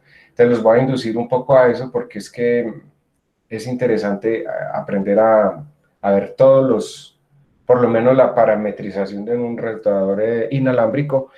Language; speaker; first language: Spanish; native; Spanish